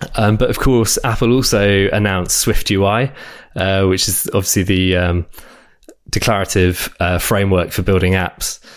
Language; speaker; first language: English; native; English